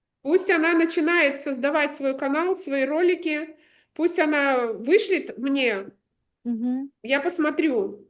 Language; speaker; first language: Russian; native; Russian